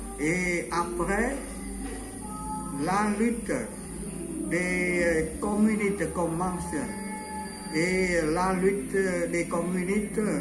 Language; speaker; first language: French; non-native, learner; Vietnamese